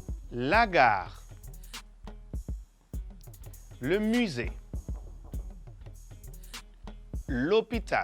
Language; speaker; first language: French; non-native, fluent; Spanish